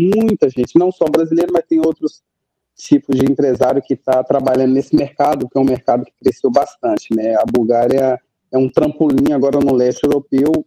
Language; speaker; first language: Portuguese; native; Portuguese